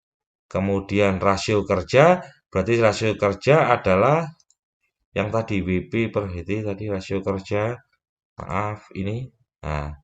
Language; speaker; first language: Indonesian; native; Indonesian